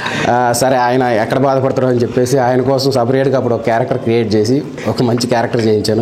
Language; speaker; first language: Telugu; native; Telugu